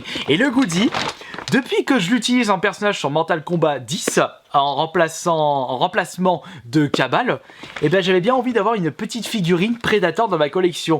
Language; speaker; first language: French; native; French